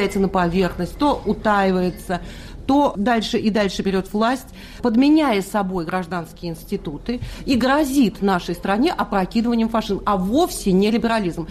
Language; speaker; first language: Russian; native; Russian